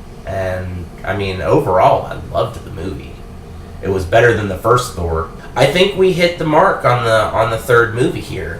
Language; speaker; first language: English; native; English